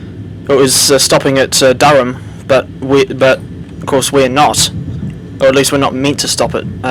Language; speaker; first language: English; native; English